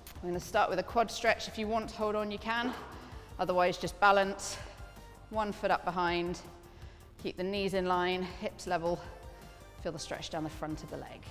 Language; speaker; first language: English; native; English